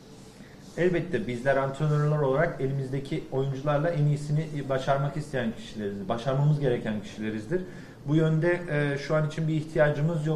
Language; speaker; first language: Turkish; native; Turkish